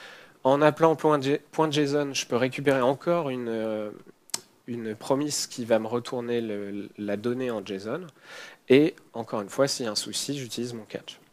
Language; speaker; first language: French; native; French